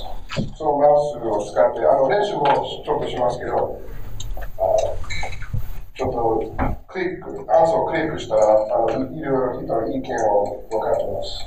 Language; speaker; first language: Japanese; non-native, learner; English